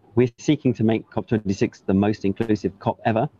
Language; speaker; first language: English; native; English